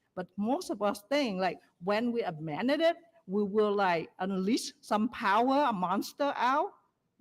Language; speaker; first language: English; non-native, learner; Vietnamese